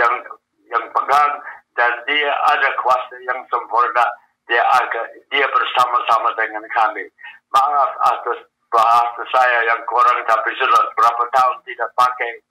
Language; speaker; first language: Indonesian; non-native, fluent; English